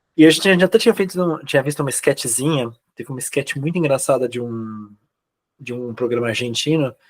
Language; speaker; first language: Portuguese; native; Portuguese